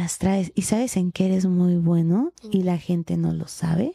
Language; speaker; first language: Spanish; native; Spanish